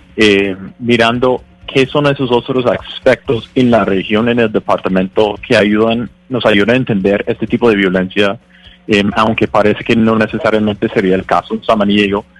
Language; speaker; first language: Spanish; non-native, fluent; English